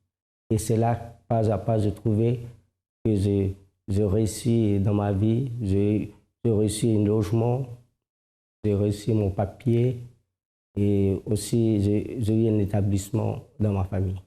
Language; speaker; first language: French; non-native, fluent; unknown